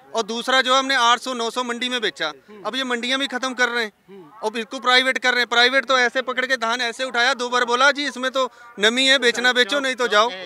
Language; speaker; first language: Hindi; native; Hindi